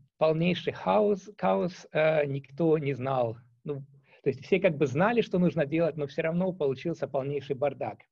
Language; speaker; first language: Russian; native; Russian